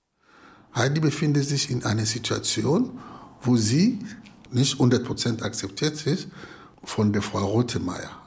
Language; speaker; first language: German; non-native, learner; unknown